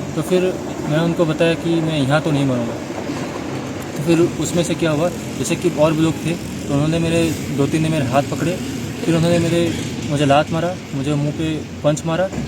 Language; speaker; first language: Hindi; non-native, local second language; Assamese